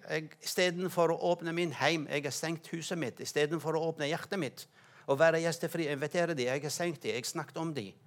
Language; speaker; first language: Norwegian; non-native, fluent; Arabic